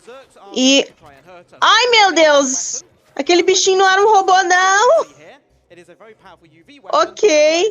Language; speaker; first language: Portuguese; native; Portuguese